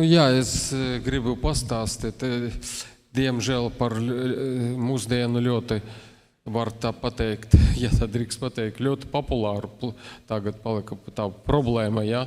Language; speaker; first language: Latvian; non-native, local second language; Russian